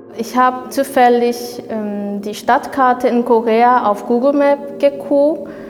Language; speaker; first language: German; non-native, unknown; Korean